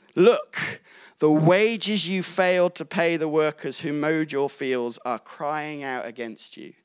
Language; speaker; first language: English; native; English